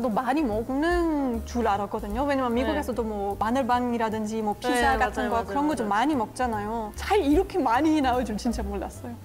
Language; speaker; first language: Korean; non-native, fluent; German